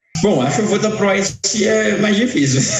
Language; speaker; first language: Portuguese; non-native, fluent; Haitian Creole